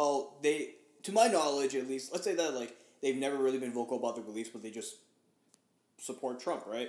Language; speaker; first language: English; early bilingual, other home language; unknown